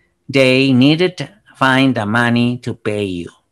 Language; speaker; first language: English; non-native, fluent; Spanish